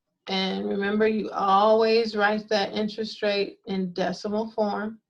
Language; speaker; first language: English; native; English